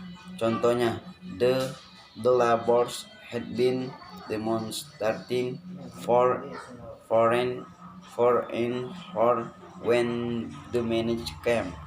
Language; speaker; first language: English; non-native, learner; Indonesian